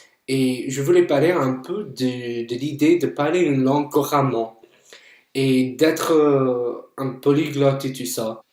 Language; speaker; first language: French; non-native, fluent; English